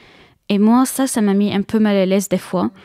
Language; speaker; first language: French; non-native, fluent; Arabic